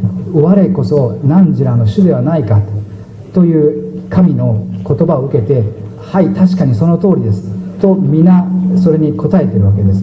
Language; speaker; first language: Japanese; native; Japanese